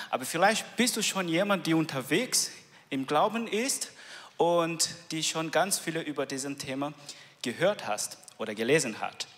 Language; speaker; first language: German; non-native, learner; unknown